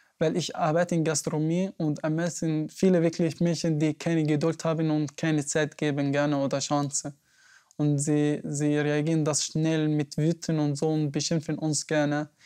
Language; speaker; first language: German; non-native, learner; Arabic